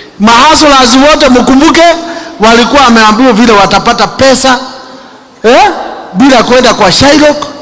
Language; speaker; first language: Swahili; non-native, local second language; Kikuyu